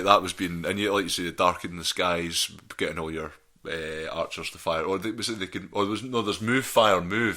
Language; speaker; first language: English; native; English